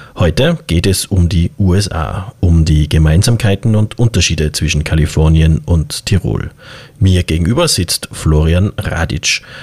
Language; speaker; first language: German; native; German